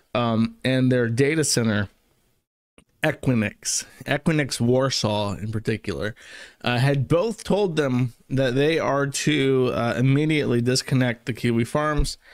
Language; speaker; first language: English; native; English